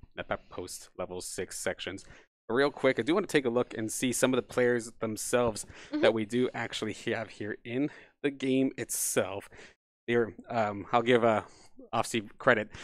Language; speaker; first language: English; native; English